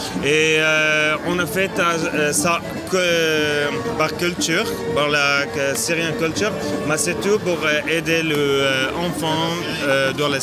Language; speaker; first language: French; non-native, learner; Arabic